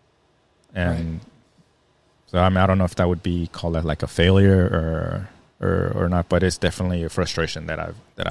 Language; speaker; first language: English; native; English